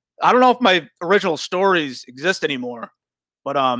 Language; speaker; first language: English; native; English